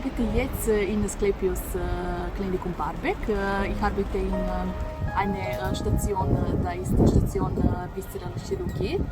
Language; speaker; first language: German; non-native, learner; Serbian